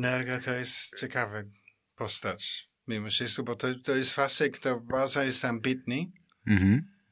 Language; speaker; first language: Polish; non-native, fluent; English